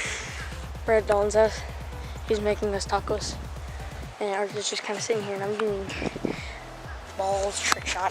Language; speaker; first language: English; native; English